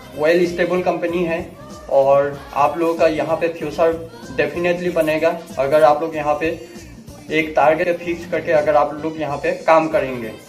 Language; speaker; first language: Hindi; non-native, local second language; Assamese